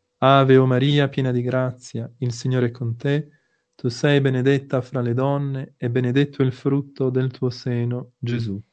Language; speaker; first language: Italian; native; Italian